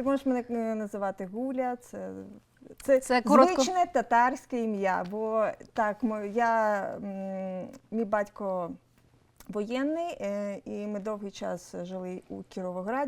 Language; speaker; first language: Ukrainian; non-native, local second language; Russian